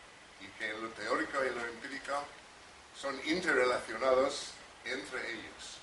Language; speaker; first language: Spanish; non-native, fluent; English